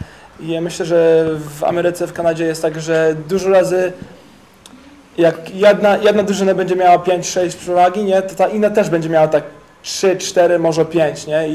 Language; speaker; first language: Polish; early bilingual, heritage; English